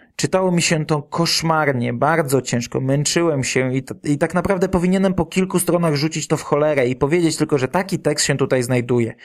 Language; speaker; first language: Polish; native; Polish